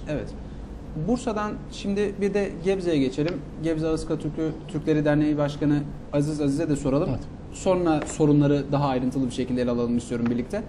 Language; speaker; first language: Turkish; native; Turkish